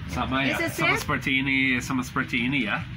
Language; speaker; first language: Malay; non-native, learner; English